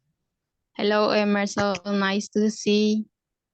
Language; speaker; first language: English; non-native, learner; Spanish